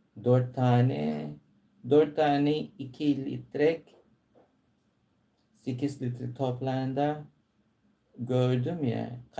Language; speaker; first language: Turkish; non-native, learner; Filipino